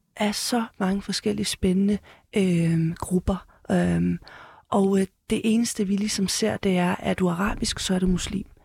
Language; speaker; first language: Danish; early bilingual, heritage; Danish